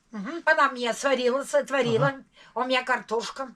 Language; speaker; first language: Russian; native; Russian